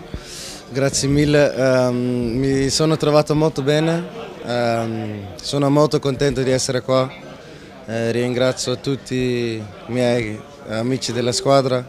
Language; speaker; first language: Italian; non-native, fluent; Dutch